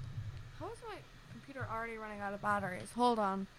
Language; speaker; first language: English; native; English